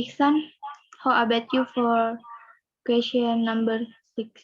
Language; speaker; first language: English; non-native, learner; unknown